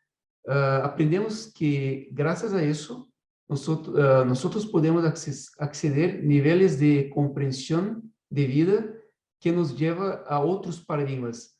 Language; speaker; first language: Spanish; non-native, fluent; Portuguese